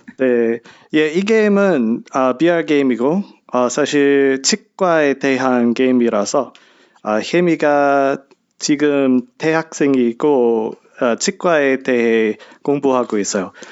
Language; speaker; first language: Korean; non-native, learner; English